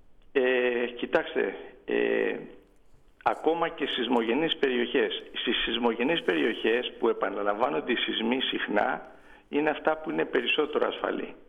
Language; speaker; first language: Greek; native; Greek